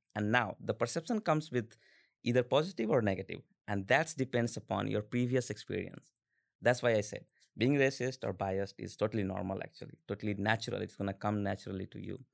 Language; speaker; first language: English; non-native, local second language; Hindi